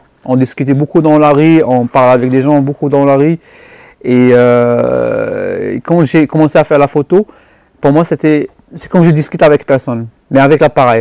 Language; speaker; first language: French; non-native, local second language; Arabic